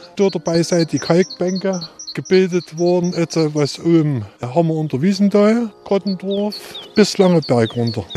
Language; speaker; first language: German; native; German